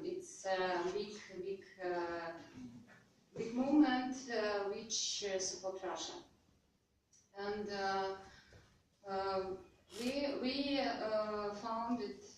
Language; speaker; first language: English; non-native, learner; Russian